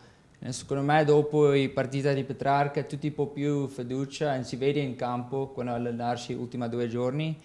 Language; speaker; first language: Italian; non-native, learner; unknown